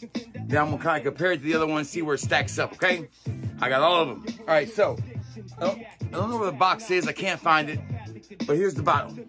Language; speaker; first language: English; native; English